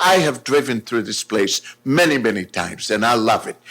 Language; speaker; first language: English; non-native, fluent; Hebrew